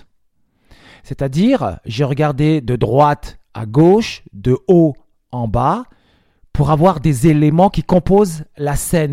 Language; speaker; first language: French; native; French